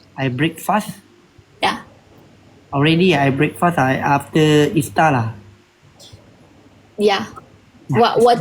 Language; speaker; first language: English; non-native, learner; Malay